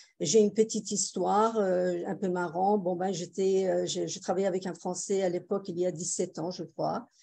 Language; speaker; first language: French; non-native, fluent; Persian